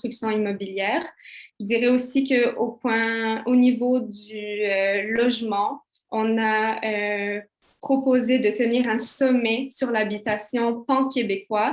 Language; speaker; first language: French; early bilingual, other home language; Kabyle